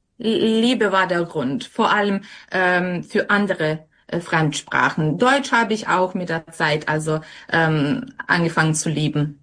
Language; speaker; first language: German; non-native, fluent; Serbian